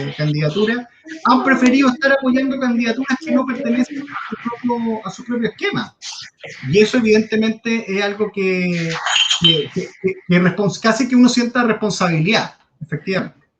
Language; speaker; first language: Spanish; native; Spanish